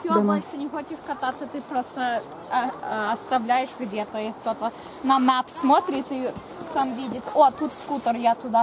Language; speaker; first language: Russian; early bilingual, other home language; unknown